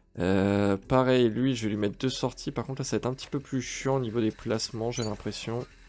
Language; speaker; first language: French; native; French